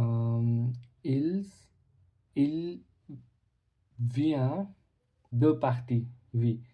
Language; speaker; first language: French; non-native, learner; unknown